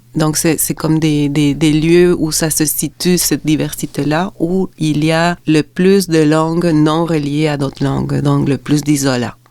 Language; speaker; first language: French; non-native, fluent; Spanish